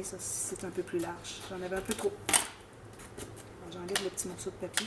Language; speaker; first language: French; native; French